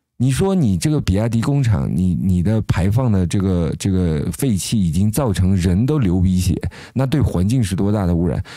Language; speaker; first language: Chinese; native; Chinese